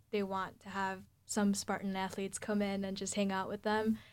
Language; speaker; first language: English; early bilingual, other home language; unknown